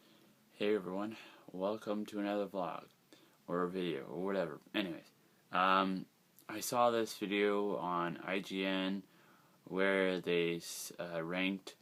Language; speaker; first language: English; native; English